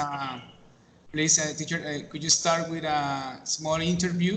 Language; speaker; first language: English; non-native, learner; Spanish